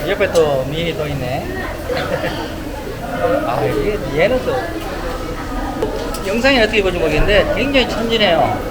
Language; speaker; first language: Korean; native; Korean